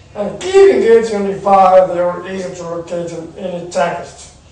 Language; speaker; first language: English; non-native, fluent; Arabic